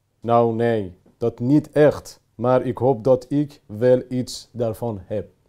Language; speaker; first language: Dutch; non-native, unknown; Persian